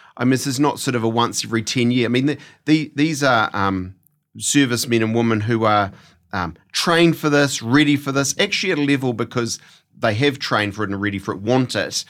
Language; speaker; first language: English; native; English